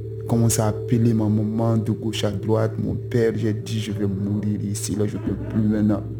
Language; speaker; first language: French; non-native, local second language; Susu